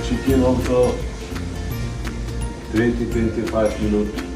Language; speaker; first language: English; non-native, learner; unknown